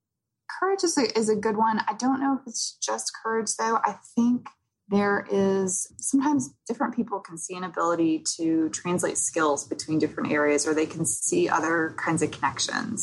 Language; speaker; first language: English; native; English